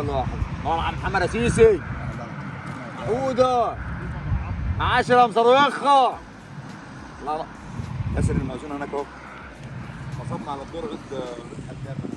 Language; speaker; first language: Arabic; native; Arabic